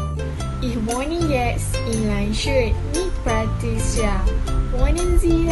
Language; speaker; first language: German; non-native, learner; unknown